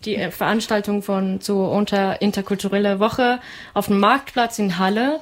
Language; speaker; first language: German; non-native, fluent; Ukrainian